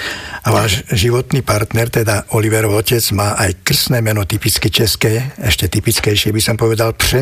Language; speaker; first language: Slovak; native; Slovak